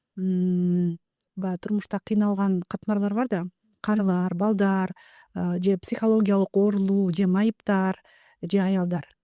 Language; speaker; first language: Kyrgyz; native; Kyrgyz